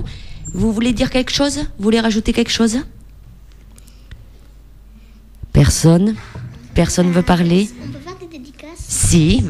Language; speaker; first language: French; native; French